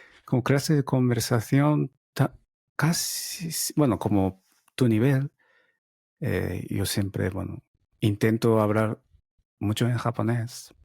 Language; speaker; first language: Spanish; non-native, learner; Japanese